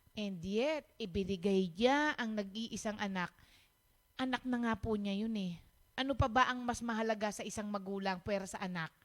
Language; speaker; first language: Filipino; non-native, local second language; Pampanga